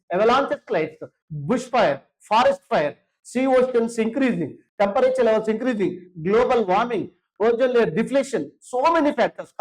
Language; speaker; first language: English; non-native, local second language; Telugu